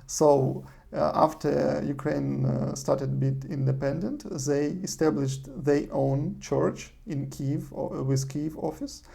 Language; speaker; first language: English; non-native, learner; Russian